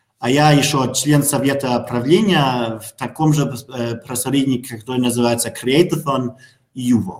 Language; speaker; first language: Russian; non-native, learner; German